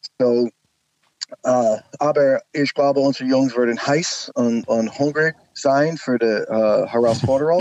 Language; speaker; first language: German; non-native, learner; English